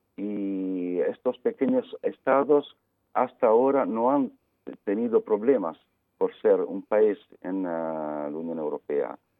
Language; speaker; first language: Spanish; non-native, learner; Italian